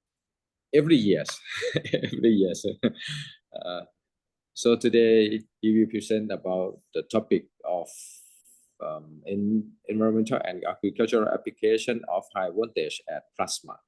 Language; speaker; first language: English; non-native, fluent; Thai